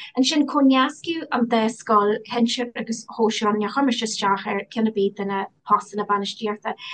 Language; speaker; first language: Irish; non-native, local second language; English